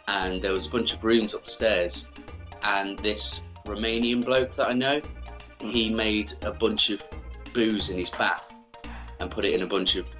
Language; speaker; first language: English; native; English